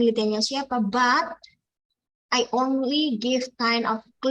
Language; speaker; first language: English; non-native, fluent; Indonesian